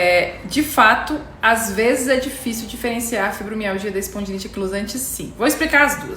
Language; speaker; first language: Portuguese; native; Portuguese